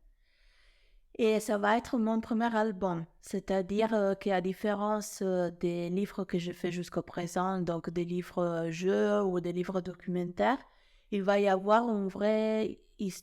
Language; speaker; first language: French; non-native, fluent; Italian